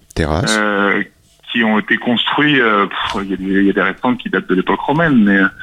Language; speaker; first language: French; native; French